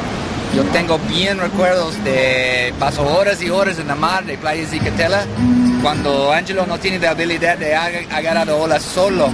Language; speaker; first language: Spanish; non-native, learner; English